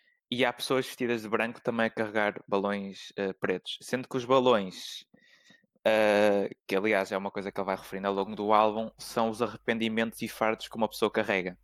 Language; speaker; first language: Portuguese; native; Portuguese